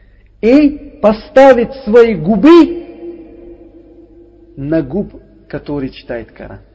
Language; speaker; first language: Russian; non-native, learner; Uzbek